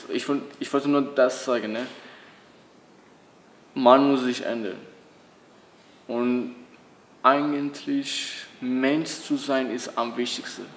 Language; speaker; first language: German; non-native, learner; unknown